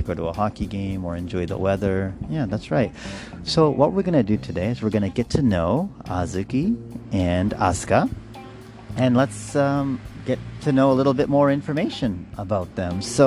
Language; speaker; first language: English; native; English